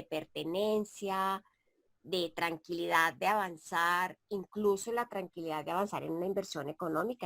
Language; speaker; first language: Spanish; native; Spanish